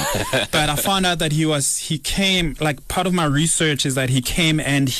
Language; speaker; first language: English; non-native, local second language; Zulu